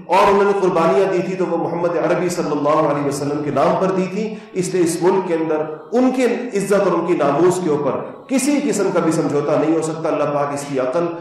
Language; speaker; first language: Urdu; native; Urdu